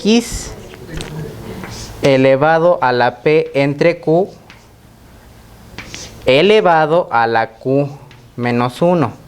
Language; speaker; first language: Spanish; native; Spanish